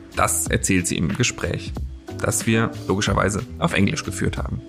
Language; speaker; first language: German; native; German